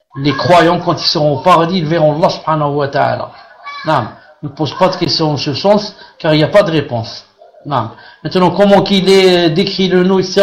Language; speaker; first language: French; non-native, local second language; Arabic